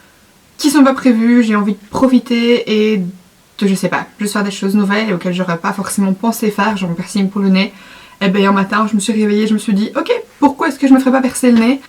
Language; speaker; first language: French; native; French